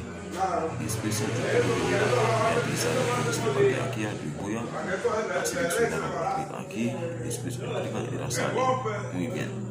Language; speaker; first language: Spanish; non-native, learner; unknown